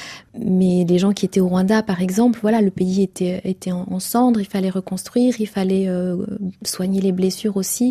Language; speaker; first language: French; non-native, local second language; Kinyarwanda